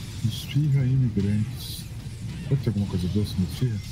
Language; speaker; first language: Portuguese; native; Portuguese